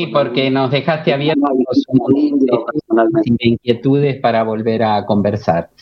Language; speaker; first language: Spanish; native; Spanish